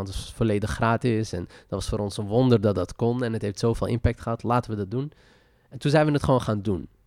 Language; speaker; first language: Dutch; early bilingual, other home language; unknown